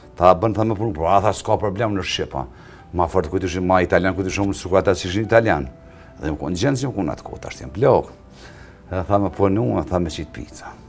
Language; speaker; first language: Albanian; native; Albanian